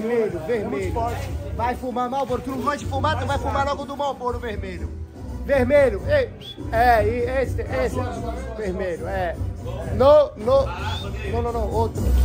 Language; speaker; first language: Portuguese; native; Portuguese